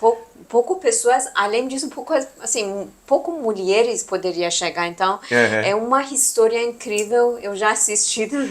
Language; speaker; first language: Portuguese; non-native, fluent; Persian